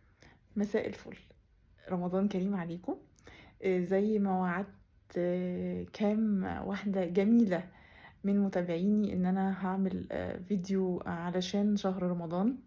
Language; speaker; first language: Arabic; native; Arabic